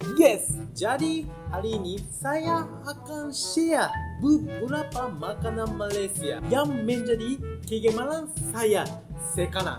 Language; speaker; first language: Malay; non-native, learner; Japanese